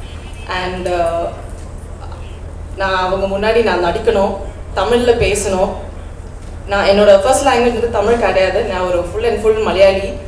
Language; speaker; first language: Tamil; non-native, fluent; Malayalam